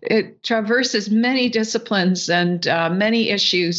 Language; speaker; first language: English; native; English